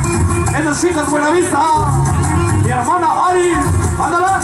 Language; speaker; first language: Spanish; native; Spanish